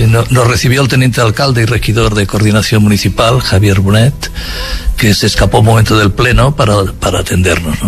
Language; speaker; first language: Spanish; native; Spanish